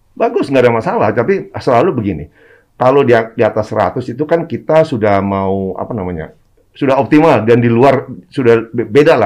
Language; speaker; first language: Indonesian; native; Indonesian